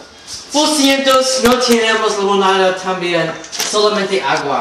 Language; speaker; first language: Spanish; non-native, learner; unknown